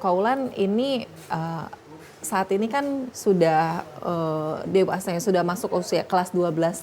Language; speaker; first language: Indonesian; native; Indonesian